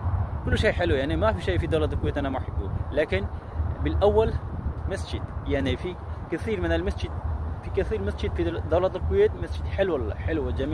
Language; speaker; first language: Arabic; non-native, learner; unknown